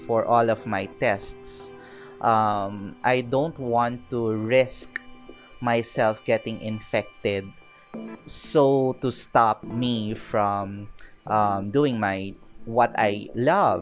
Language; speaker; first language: English; non-native, local second language; Filipino